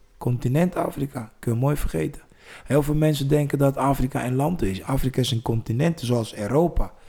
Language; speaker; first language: Dutch; non-native, fluent; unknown